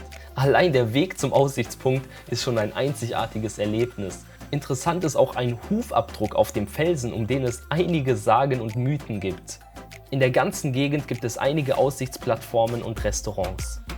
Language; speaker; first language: German; native; German